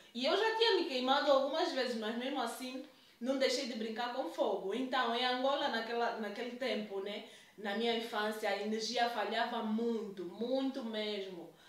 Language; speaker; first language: Portuguese; native; Portuguese